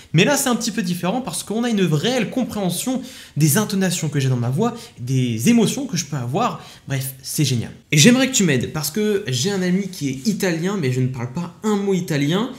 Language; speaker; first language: French; native; French